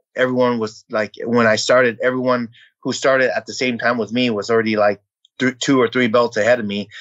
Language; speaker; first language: English; early bilingual, other home language; Vietnamese